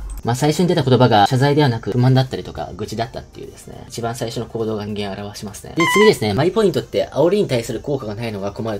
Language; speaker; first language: Japanese; native; Japanese